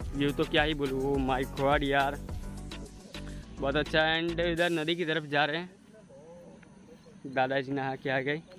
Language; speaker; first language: Hindi; non-native, local second language; Gujarati